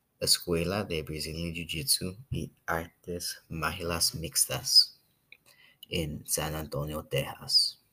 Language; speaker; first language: Spanish; non-native, learner; English